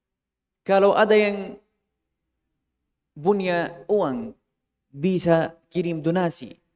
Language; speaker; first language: Indonesian; non-native, fluent; Arabic